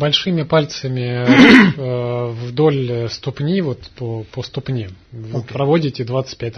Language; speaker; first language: Russian; native; Russian